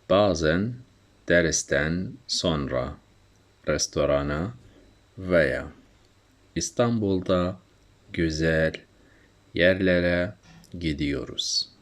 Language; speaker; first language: Turkish; non-native, learner; Central Kurdish